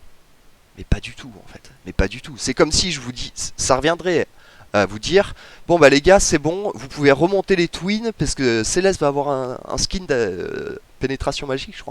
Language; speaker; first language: French; native; French